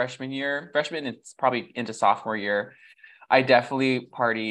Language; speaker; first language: English; native; English